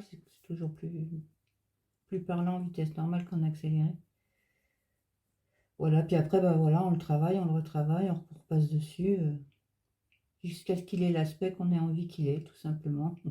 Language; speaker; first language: French; native; French